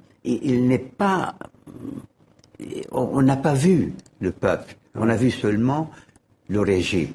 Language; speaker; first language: French; non-native, fluent; Arabic